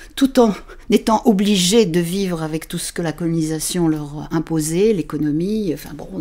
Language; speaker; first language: French; native; French